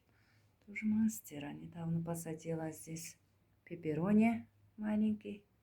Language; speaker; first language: Russian; non-native, learner; Turkmen